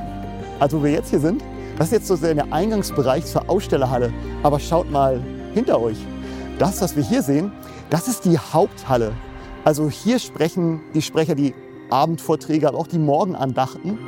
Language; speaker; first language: German; native; German